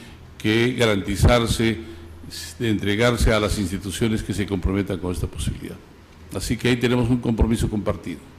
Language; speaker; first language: Spanish; native; Spanish